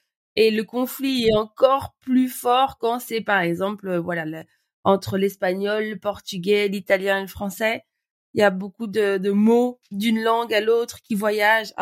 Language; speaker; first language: French; native; French